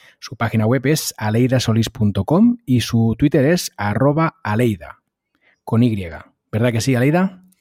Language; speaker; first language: Spanish; non-native, local second language; Catalan